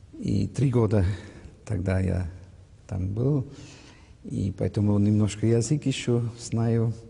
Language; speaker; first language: Russian; non-native, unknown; German